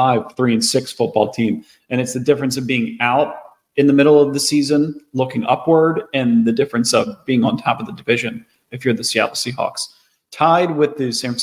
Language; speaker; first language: English; native; English